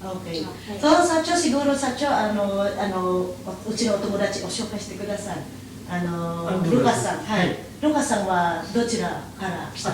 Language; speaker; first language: Japanese; non-native, learner; Filipino